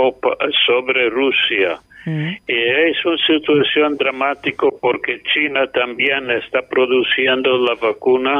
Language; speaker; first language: Spanish; non-native, fluent; English